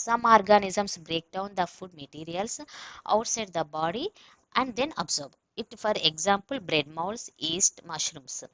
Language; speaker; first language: English; non-native, local second language; Telugu